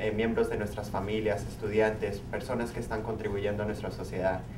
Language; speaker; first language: Spanish; early bilingual, heritage; Spanish